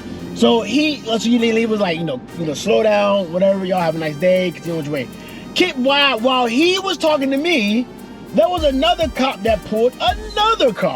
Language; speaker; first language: English; native; English